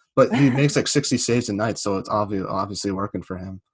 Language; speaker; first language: English; native; English